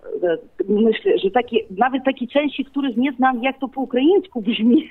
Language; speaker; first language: Polish; non-native, fluent; Ukrainian